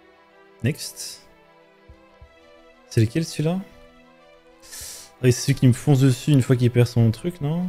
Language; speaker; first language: French; native; French